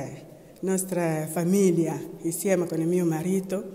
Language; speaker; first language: Italian; non-native, learner; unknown